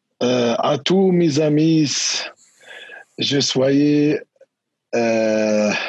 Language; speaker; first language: French; non-native, learner; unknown